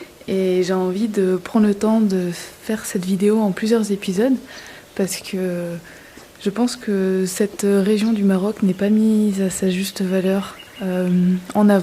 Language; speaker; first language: French; native; French